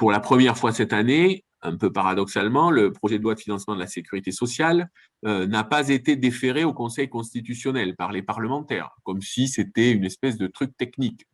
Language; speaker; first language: French; native; French